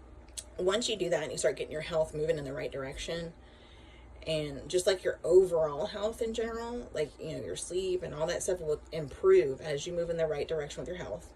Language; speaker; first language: English; native; English